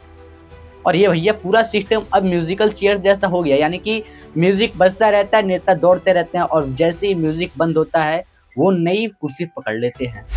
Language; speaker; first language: Hindi; native; Hindi